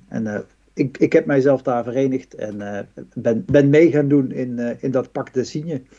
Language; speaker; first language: Dutch; native; Dutch